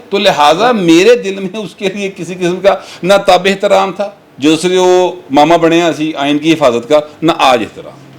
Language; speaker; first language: Urdu; non-native, local second language; Punjabi